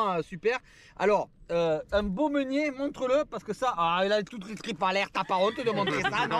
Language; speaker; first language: French; native; French